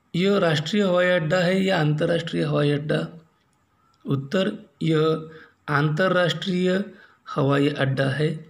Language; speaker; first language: Hindi; non-native, local second language; Marathi